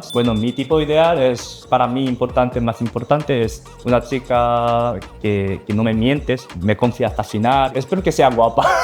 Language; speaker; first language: Spanish; non-native, learner; Korean